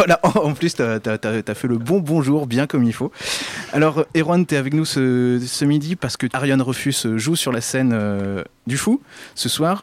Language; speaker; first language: French; native; French